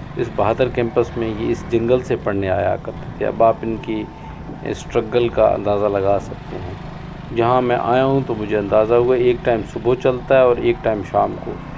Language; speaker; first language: Urdu; non-native, local second language; Saraiki